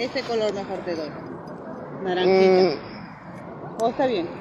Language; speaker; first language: Spanish; native; Spanish